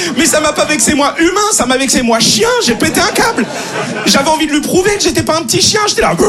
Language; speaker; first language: French; native; French